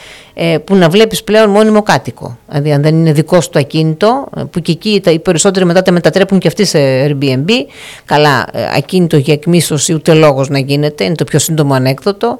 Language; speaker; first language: Greek; native; Greek